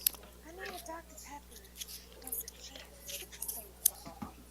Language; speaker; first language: English; native; English